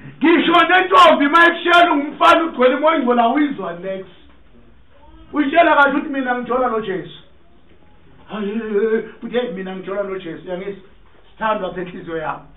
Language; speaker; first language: Zulu; non-native, local second language; Xhosa